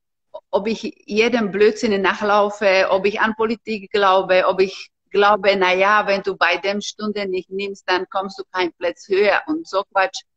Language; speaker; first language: German; non-native, fluent; Slovak